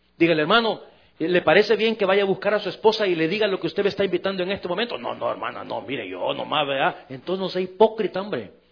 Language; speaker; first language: Spanish; native; Spanish